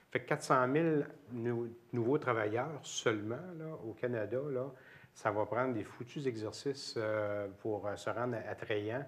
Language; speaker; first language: French; native; French